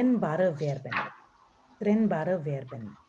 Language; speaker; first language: German; non-native, fluent; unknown